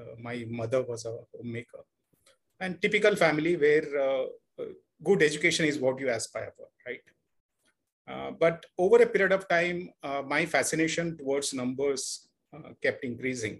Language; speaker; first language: English; non-native, local second language; Kannada